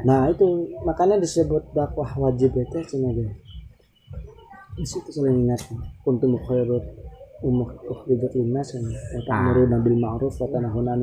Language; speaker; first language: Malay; non-native, local second language; Sundanese